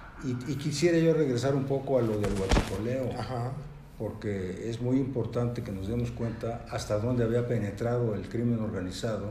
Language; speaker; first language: Spanish; native; Spanish